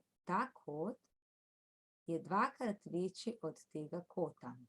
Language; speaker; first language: Slovenian; native; Slovenian